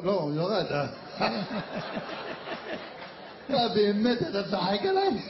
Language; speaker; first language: Hebrew; non-native, learner; French